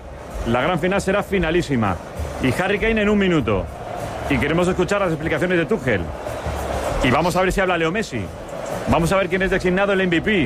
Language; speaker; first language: Spanish; native; Spanish